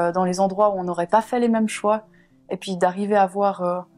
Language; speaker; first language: French; native; French